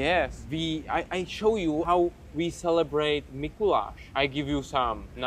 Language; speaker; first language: English; non-native, learner; Czech